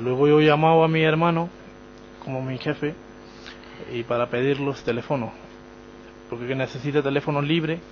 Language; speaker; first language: Spanish; non-native, learner; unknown